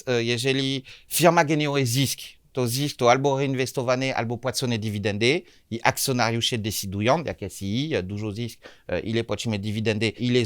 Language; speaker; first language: Polish; non-native, learner; French